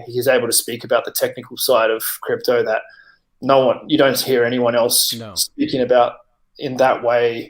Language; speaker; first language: English; native; English